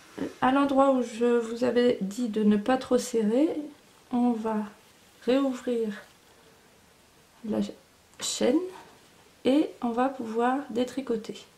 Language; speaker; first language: French; native; French